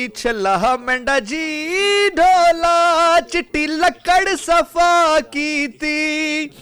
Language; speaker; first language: Urdu; non-native, local second language; Punjabi